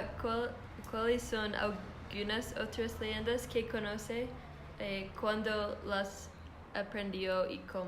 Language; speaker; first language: Spanish; non-native, learner; English